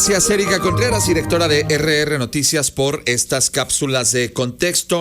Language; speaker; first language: Spanish; native; Spanish